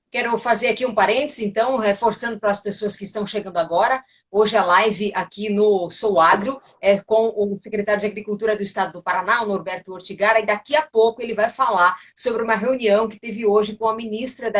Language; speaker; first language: Portuguese; native; Portuguese